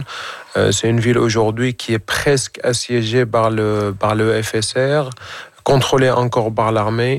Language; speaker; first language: French; non-native, fluent; Arabic